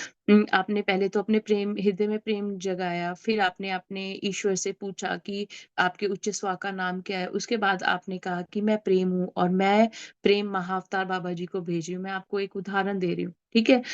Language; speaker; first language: Hindi; native; Hindi